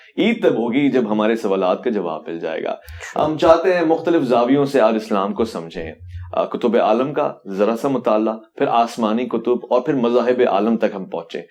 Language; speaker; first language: Urdu; native; Urdu